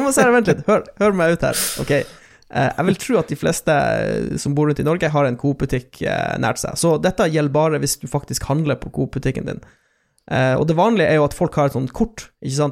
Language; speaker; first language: Norwegian; native; Norwegian